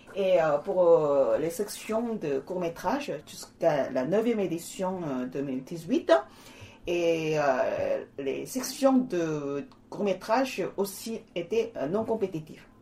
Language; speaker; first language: French; non-native, fluent; Korean